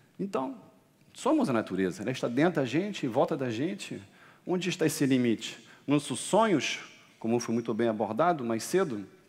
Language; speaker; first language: Portuguese; non-native, fluent; French